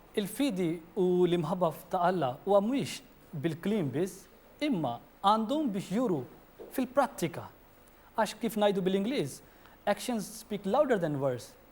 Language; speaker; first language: Maltese; non-native, fluent; Urdu